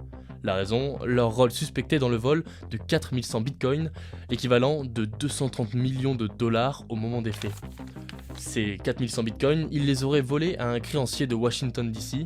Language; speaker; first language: French; native; French